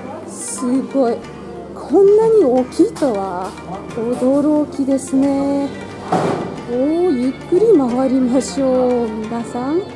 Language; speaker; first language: Japanese; non-native, fluent; Russian